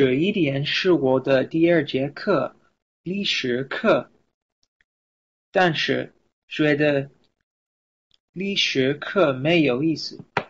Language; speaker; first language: Chinese; non-native, learner; English